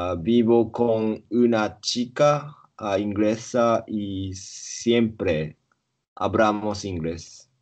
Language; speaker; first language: Spanish; non-native, learner; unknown